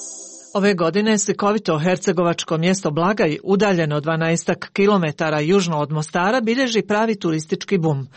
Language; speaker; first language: Croatian; native; Croatian